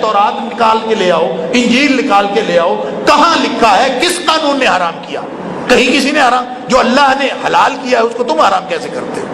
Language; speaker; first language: Urdu; non-native, local second language; Punjabi